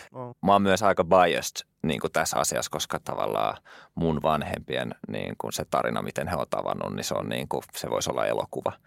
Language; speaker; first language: Finnish; early bilingual, other home language; French